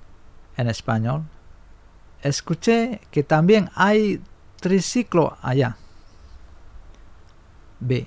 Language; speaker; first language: Spanish; non-native, fluent; Indonesian